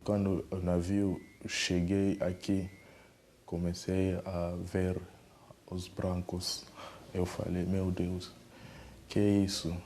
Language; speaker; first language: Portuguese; non-native, learner; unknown